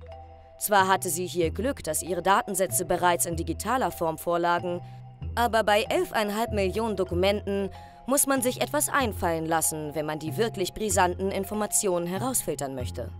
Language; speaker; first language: German; native; German